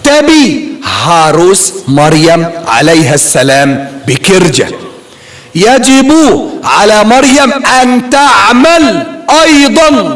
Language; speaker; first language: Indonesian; non-native, learner; Arabic